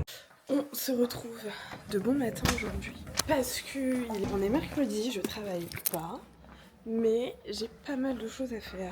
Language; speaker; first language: French; native; French